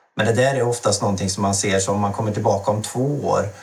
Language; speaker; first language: Swedish; native; Swedish